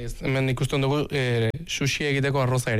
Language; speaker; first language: Basque; native; Basque